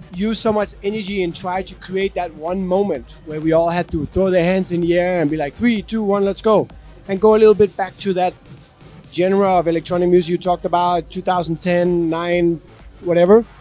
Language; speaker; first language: English; non-native, fluent; Danish